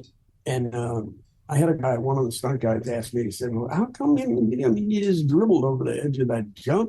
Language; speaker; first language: English; native; English